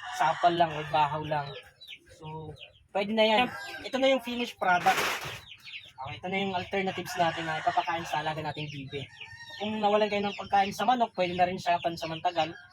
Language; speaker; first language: Filipino; non-native, local second language; Bikol